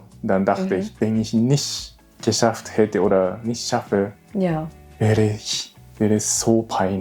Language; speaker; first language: German; non-native, learner; Japanese